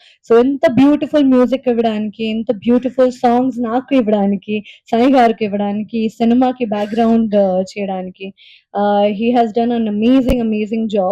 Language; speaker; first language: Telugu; non-native, fluent; Hindi